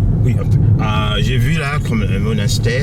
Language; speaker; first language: French; non-native, local second language; Haitian Creole